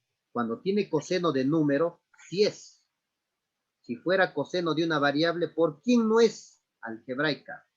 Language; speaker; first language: Spanish; native; Spanish